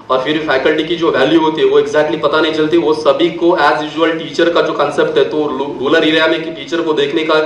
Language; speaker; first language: Hindi; non-native, local second language; Marathi